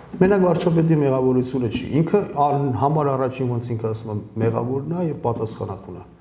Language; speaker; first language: Armenian; early bilingual, heritage; Armenian